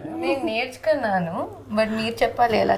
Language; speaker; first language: Telugu; non-native, local second language; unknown